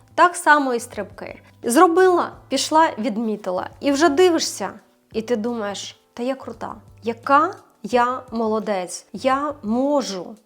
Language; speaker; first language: Ukrainian; non-native, local second language; Russian